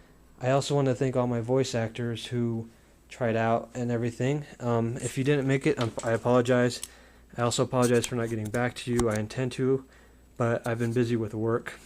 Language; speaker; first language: English; native; English